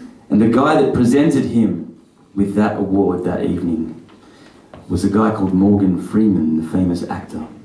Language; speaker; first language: English; native; English